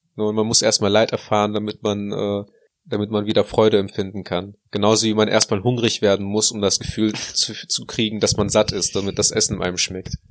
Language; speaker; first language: German; early bilingual, other home language; Russian